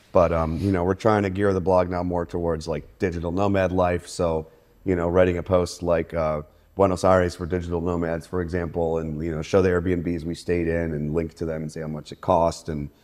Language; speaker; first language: English; native; English